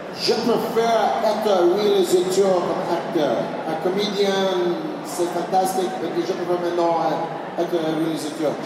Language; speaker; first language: French; non-native, learner; English